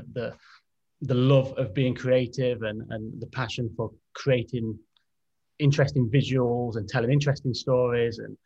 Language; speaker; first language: English; native; English